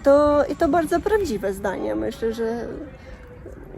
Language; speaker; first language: Polish; non-native, learner; Russian